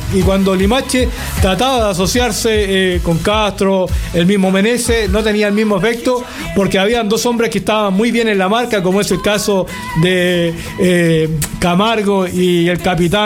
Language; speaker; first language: Spanish; native; Spanish